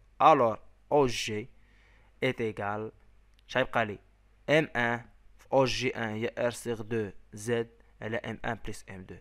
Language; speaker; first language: French; non-native, local second language; Arabic